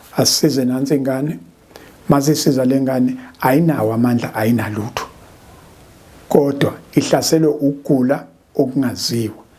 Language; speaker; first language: Zulu; native; Zulu